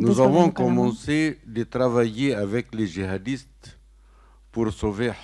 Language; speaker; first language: French; non-native, learner; Arabic